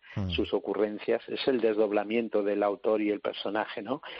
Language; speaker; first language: Spanish; native; Spanish